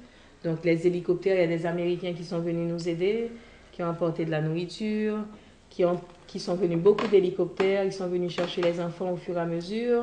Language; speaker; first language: French; non-native, local second language; Haitian Creole